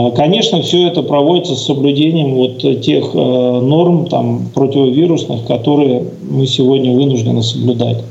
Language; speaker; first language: Russian; native; Russian